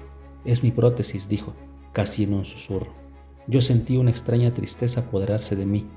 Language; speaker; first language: Spanish; native; Spanish